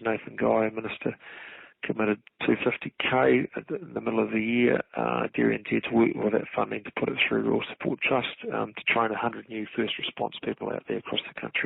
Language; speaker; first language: English; native; English